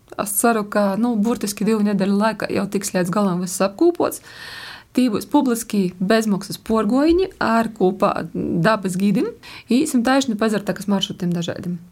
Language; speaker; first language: Latvian; native; Latvian